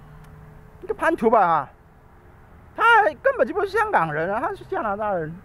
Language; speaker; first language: Chinese; native; Chinese